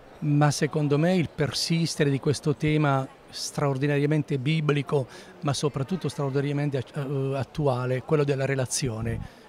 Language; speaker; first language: Italian; native; Italian